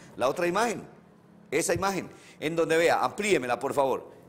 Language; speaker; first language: Spanish; native; Spanish